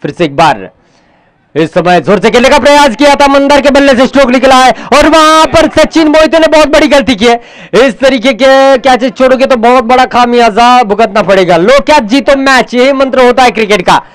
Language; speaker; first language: Hindi; non-native, local second language; Marathi